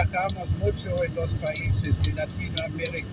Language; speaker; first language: Spanish; non-native, fluent; German